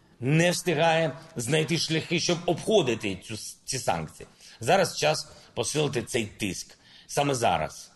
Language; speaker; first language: Ukrainian; non-native, local second language; Russian